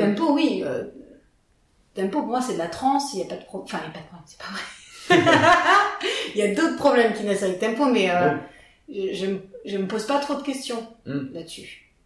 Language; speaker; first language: French; native; French